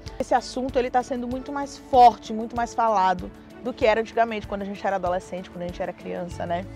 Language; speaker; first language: Portuguese; native; Portuguese